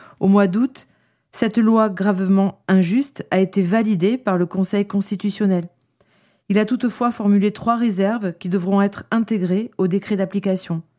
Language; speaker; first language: French; native; French